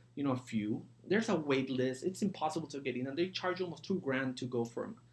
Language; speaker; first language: English; early bilingual, other home language; Spanish